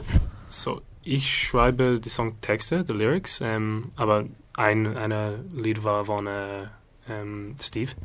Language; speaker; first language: German; non-native, learner; English